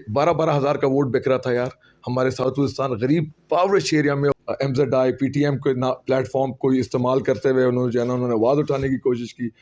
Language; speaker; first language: Urdu; non-native, local second language; Pashto